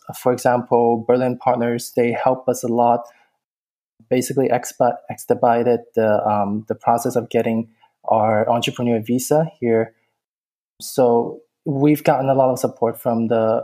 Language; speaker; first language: English; native; English